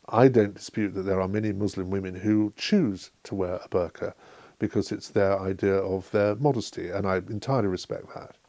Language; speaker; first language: English; native; English